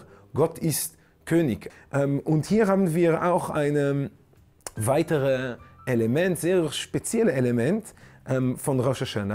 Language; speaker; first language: German; non-native, fluent; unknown